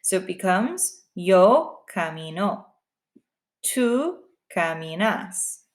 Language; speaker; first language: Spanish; non-native, fluent; English